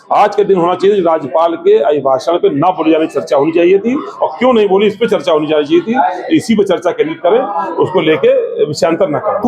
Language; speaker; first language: Hindi; native; Hindi